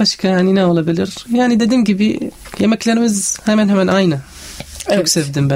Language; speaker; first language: Turkish; non-native, fluent; Arabic